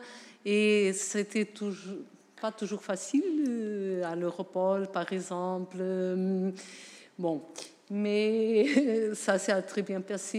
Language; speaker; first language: French; non-native, fluent; Portuguese